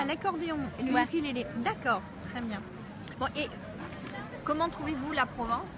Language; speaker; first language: French; native; French